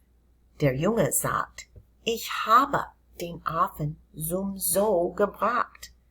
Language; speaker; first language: German; non-native, fluent; English